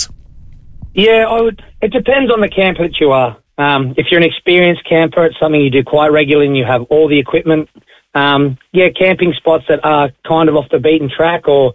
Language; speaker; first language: English; native; English